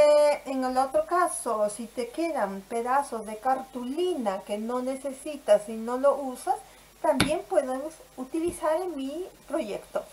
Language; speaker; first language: Spanish; native; Spanish